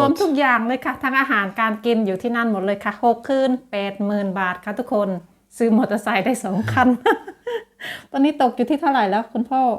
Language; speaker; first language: Thai; native; Thai